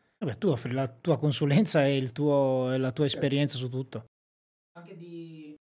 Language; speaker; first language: Italian; native; Italian